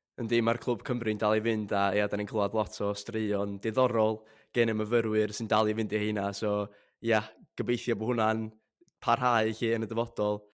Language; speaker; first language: Welsh; native; Welsh